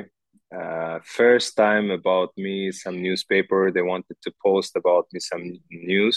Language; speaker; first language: English; non-native, learner; Uzbek